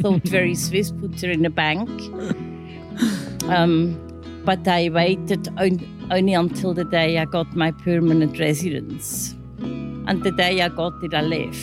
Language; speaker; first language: English; non-native, fluent; Swiss German